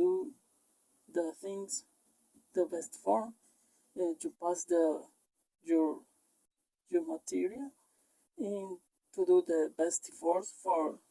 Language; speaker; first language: English; non-native, learner; Spanish